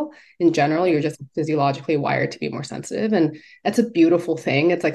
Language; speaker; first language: English; non-native, local second language; Cantonese